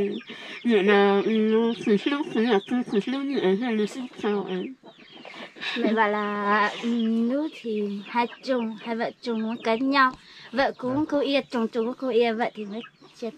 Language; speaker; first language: Vietnamese; non-native, local second language; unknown